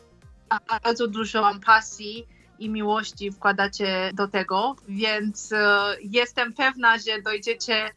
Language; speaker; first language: Polish; non-native, fluent; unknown